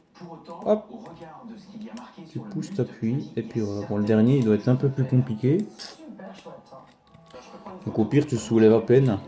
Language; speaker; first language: French; native; French